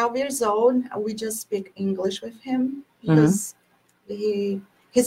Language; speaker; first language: English; non-native, learner; Portuguese